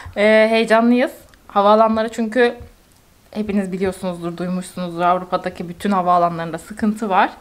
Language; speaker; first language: Turkish; early bilingual, heritage; Turkish